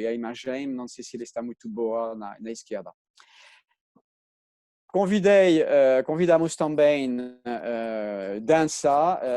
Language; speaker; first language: Portuguese; non-native, fluent; French